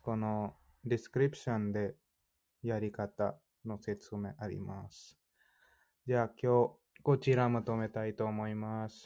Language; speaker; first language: Japanese; non-native, fluent; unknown